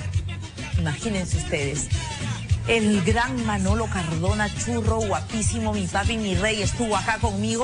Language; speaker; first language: Spanish; native; Spanish